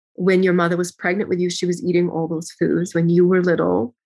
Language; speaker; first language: English; early bilingual, other home language; Ukrainian